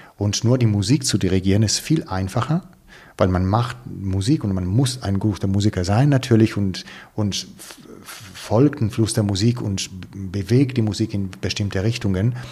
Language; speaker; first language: German; non-native, fluent; Italian